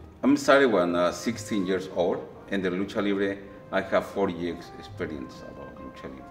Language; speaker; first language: English; non-native, learner; Spanish